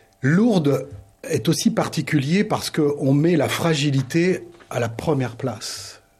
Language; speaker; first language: French; native; French